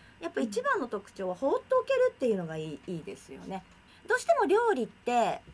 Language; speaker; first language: Japanese; native; Japanese